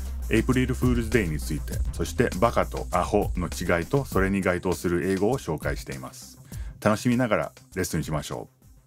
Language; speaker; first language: Japanese; early bilingual, other home language; English